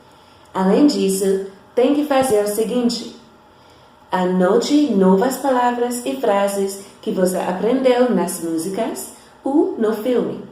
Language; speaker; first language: Portuguese; non-native, fluent; English